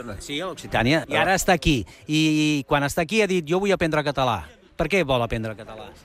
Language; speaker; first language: Catalan; native; Catalan